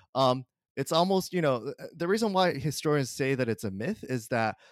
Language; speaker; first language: English; early bilingual, other home language; Japanese